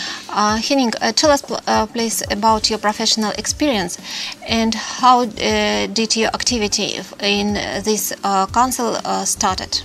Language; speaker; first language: English; non-native, fluent; Russian